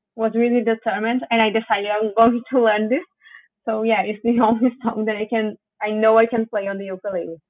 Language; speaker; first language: English; non-native, fluent; Portuguese